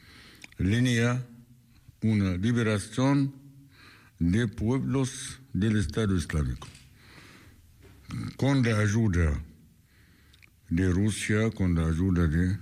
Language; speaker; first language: Spanish; non-native, fluent; Arabic